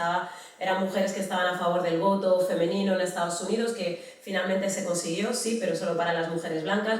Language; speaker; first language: Spanish; native; Spanish